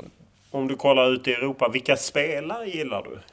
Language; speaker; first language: Swedish; native; Swedish